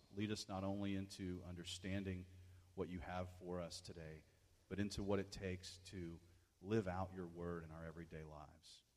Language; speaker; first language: English; native; English